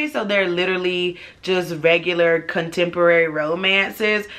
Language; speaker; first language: English; native; English